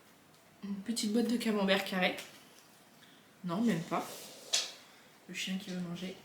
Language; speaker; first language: French; native; French